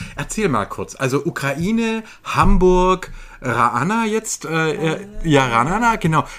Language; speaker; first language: German; native; German